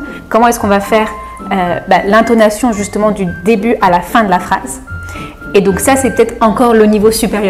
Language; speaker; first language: French; native; French